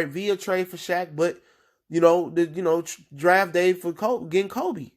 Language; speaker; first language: English; native; English